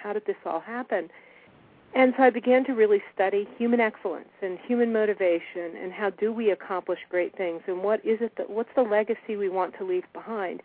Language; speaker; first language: English; native; English